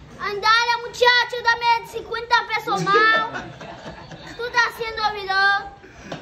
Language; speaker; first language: Spanish; early bilingual, other home language; Haitian Creole